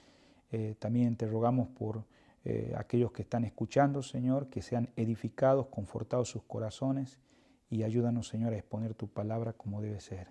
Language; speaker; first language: Spanish; native; Spanish